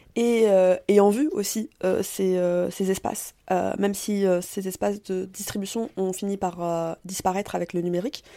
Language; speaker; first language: French; native; French